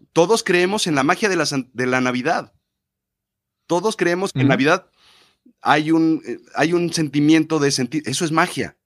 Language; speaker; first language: Spanish; native; Spanish